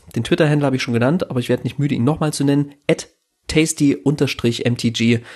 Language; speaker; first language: German; native; German